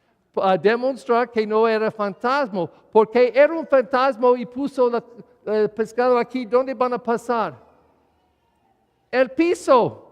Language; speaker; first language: Spanish; non-native, learner; English